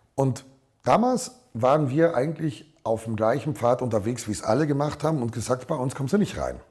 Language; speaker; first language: German; native; German